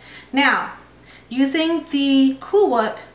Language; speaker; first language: English; native; English